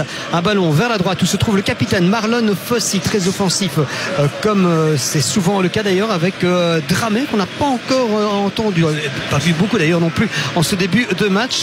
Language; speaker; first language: French; native; French